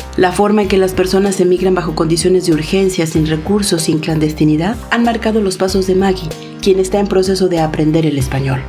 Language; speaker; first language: Spanish; native; Spanish